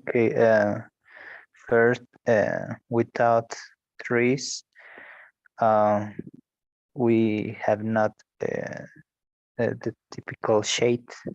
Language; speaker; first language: English; non-native, learner; Spanish